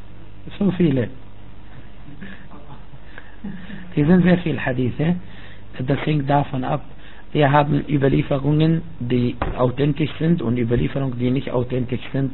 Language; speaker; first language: German; non-native, fluent; Arabic